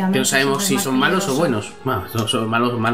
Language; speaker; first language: Spanish; native; Spanish